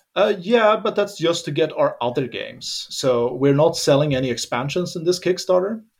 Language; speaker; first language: English; non-native, fluent; Swedish